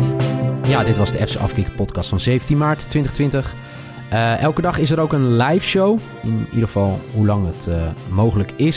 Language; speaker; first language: Dutch; native; Dutch